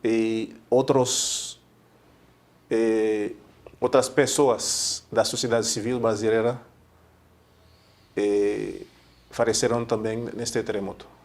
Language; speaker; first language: Portuguese; non-native, fluent; Haitian Creole